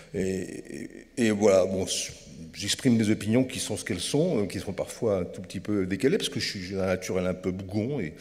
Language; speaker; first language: French; native; French